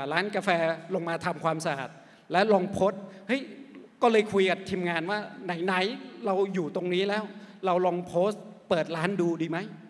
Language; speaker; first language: Thai; non-native, local second language; Akha